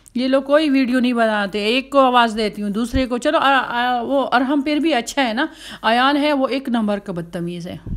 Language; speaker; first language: Urdu; native; Urdu